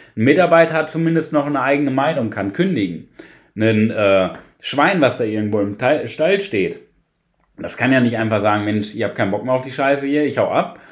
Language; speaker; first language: German; native; German